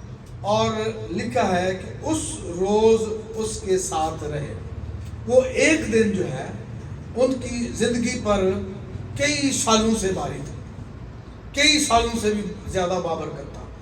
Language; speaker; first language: Urdu; native; Urdu